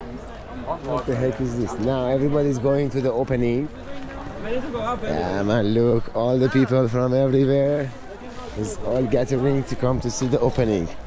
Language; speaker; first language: English; non-native, fluent; Persian